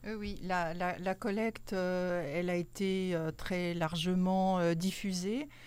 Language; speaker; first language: French; native; French